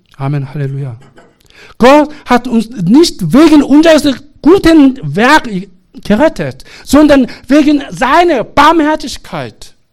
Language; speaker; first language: German; non-native, learner; Korean